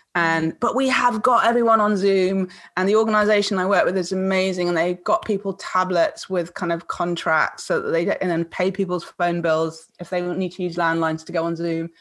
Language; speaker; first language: English; native; English